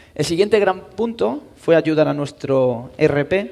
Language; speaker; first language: Spanish; native; Spanish